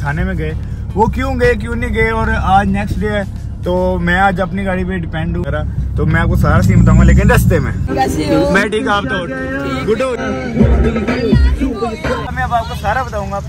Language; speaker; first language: Urdu; non-native, local second language; Punjabi